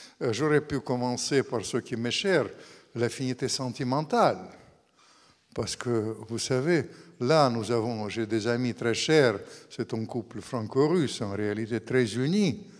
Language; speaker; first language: French; non-native, fluent; Russian